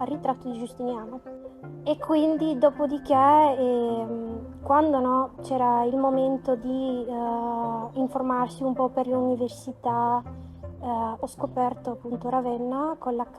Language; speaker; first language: Italian; non-native, fluent; Macedonian